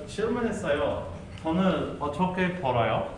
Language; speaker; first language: Korean; non-native, learner; English